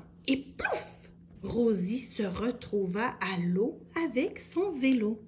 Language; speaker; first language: French; native; French